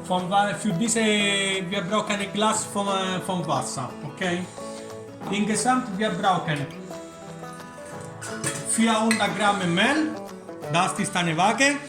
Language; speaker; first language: German; non-native, learner; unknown